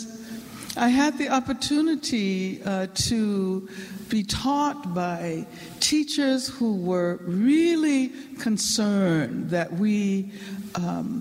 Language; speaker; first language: English; native; English